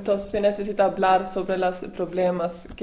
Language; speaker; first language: Spanish; non-native, learner; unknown